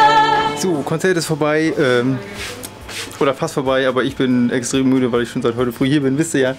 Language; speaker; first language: German; native; German